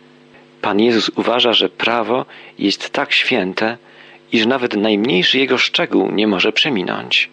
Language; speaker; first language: Polish; native; Polish